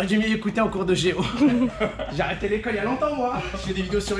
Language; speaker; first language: French; native; French